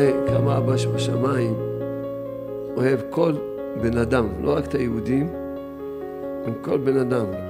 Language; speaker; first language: Hebrew; native; Hebrew